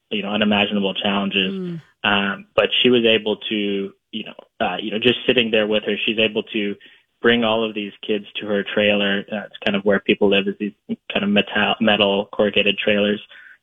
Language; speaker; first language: English; native; English